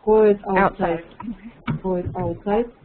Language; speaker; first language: English; non-native, learner; Russian